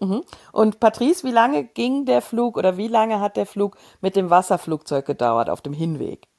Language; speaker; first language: German; native; German